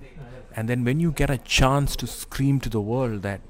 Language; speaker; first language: English; non-native, local second language; Malayalam